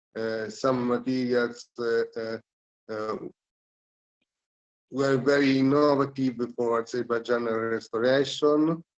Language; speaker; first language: English; non-native, learner; Italian